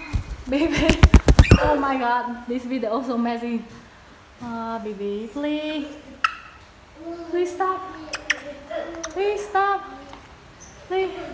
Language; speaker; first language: English; non-native, learner; Vietnamese